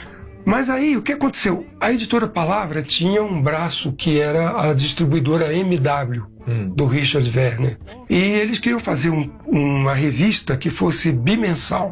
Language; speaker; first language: Portuguese; native; Portuguese